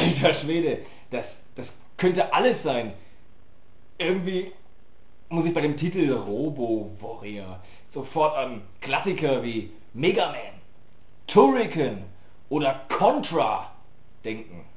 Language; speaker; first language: German; native; German